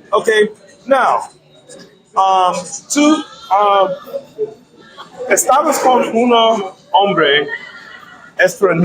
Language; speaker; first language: Spanish; non-native, learner; English